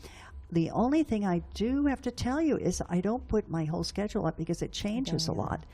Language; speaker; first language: English; native; English